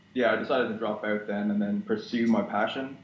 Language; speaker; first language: English; native; English